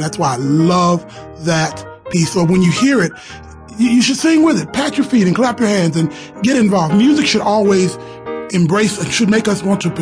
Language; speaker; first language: English; native; English